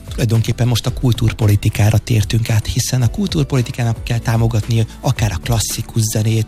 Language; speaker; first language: Hungarian; native; Hungarian